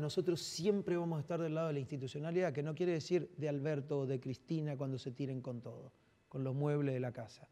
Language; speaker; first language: Spanish; native; Spanish